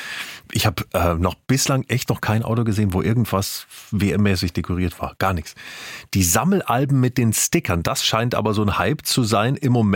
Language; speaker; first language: German; native; German